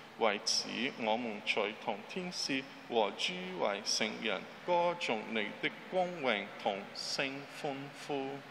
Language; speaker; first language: Chinese; non-native, learner; Portuguese